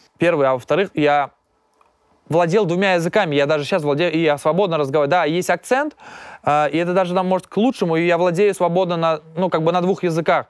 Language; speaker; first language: Russian; non-native, local second language; Tatar